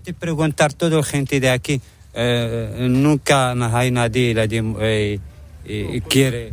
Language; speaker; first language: Spanish; non-native, learner; Arabic